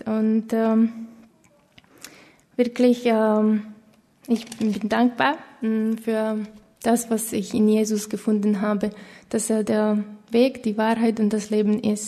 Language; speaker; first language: German; non-native, fluent; Slovak